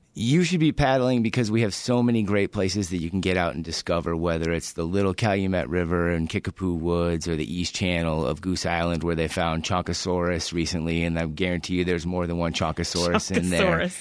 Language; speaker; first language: English; native; English